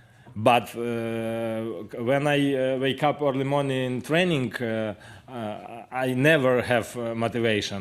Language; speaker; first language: English; non-native, learner; Ukrainian